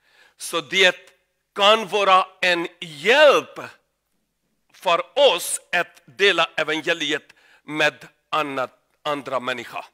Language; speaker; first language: Swedish; non-native, learner; Urdu